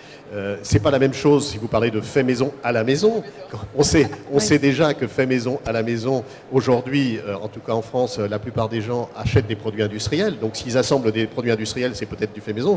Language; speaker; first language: French; native; French